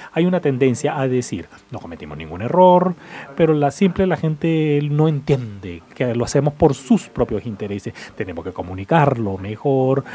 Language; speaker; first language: Spanish; non-native, fluent; English